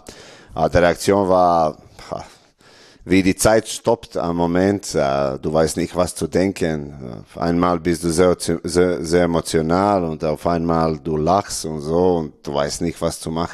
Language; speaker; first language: German; non-native, learner; Serbian